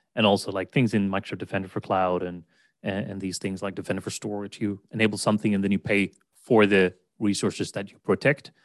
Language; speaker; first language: English; non-native, fluent; Swedish